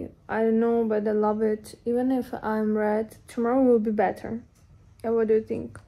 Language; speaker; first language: English; non-native, learner; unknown